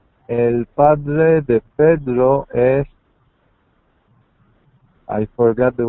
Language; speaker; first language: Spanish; non-native, learner; English